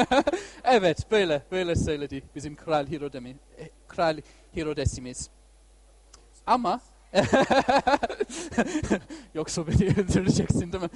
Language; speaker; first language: Turkish; non-native, fluent; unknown